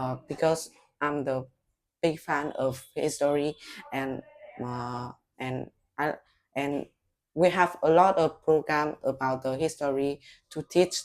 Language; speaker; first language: English; non-native, learner; Vietnamese